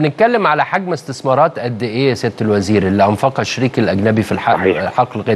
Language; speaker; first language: Arabic; native; Arabic